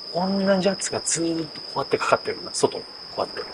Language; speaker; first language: Japanese; native; Japanese